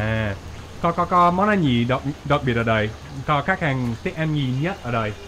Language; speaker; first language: Vietnamese; non-native, learner; English